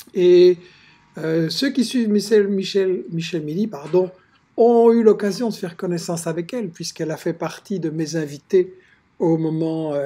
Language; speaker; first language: French; native; French